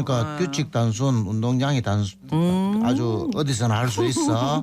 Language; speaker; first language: Korean; native; Korean